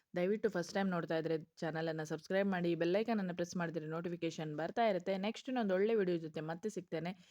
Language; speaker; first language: Kannada; non-native, local second language; Konkani